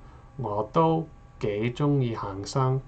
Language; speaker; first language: Cantonese; non-native, learner; English